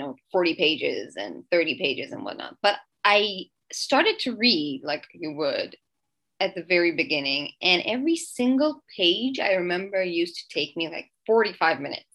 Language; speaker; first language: English; non-native, fluent; Persian